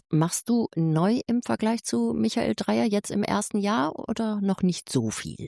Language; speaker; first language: German; native; German